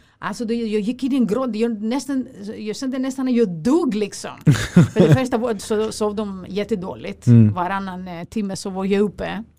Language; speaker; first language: Swedish; non-native, fluent; Greek